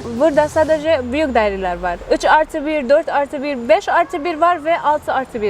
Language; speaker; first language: Turkish; non-native, learner; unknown